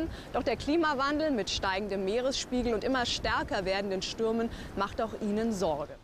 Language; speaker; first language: German; native; German